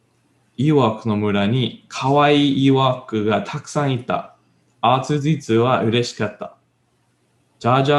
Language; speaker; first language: Japanese; non-native, learner; English